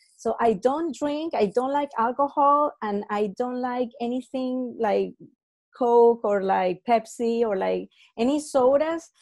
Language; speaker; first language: English; non-native, fluent; Spanish